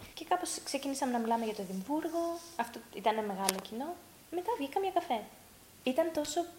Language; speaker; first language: Greek; early bilingual, heritage; Greek